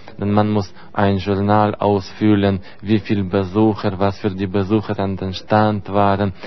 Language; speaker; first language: German; non-native, fluent; Russian